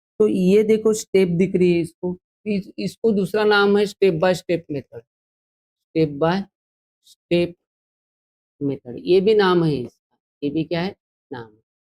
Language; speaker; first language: Hindi; non-native, local second language; Marathi